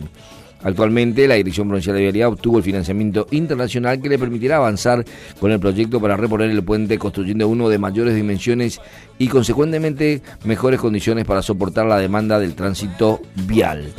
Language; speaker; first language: Spanish; native; Spanish